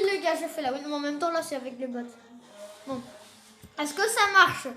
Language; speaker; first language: French; native; French